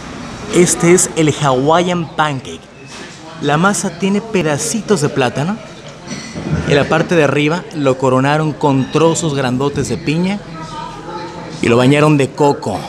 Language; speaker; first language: Spanish; native; Spanish